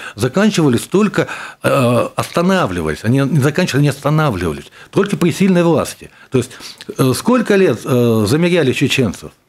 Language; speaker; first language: Russian; native; Russian